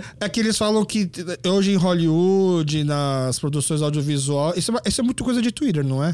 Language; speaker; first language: Portuguese; early bilingual, other home language; Korean